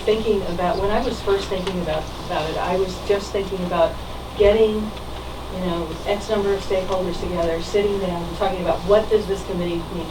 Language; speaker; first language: English; native; English